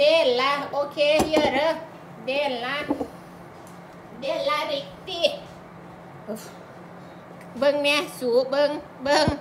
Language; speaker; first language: Norwegian; non-native, learner; Thai